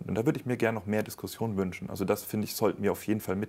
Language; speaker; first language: German; native; German